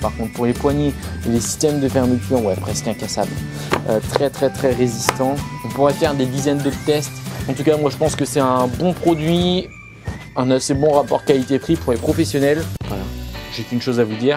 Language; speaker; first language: French; native; French